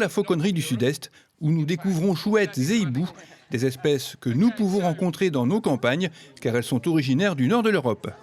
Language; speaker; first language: French; native; French